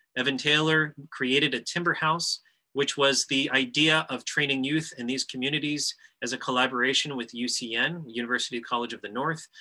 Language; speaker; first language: English; native; English